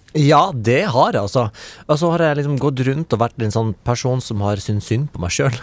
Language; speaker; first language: Norwegian; native; Norwegian